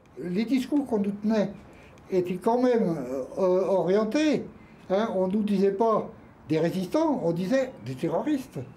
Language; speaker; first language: French; native; French